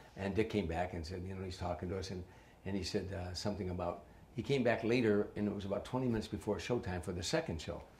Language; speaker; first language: English; native; English